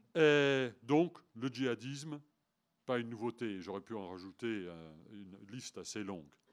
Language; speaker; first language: French; native; French